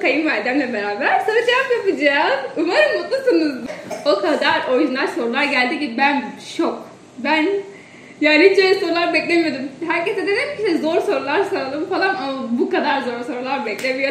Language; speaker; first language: Turkish; non-native, fluent; Indonesian